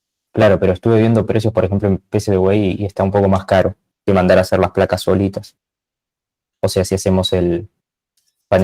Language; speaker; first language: Spanish; native; Spanish